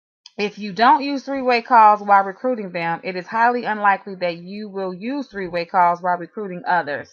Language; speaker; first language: English; native; English